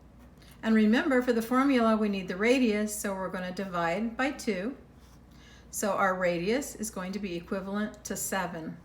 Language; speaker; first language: English; native; English